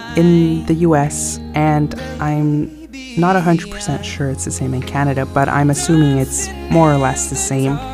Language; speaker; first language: English; native; English